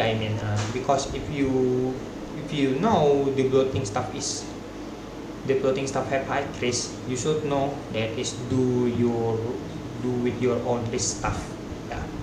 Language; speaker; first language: English; non-native, learner; Indonesian